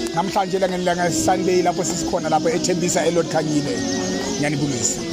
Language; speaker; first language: Zulu; non-native, local second language; Swati